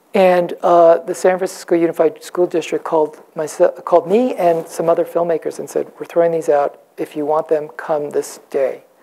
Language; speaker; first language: English; native; English